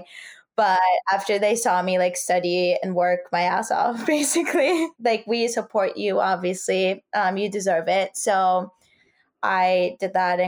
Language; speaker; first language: English; non-native, fluent; Turkish